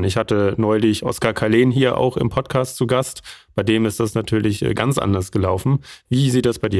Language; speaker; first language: German; native; German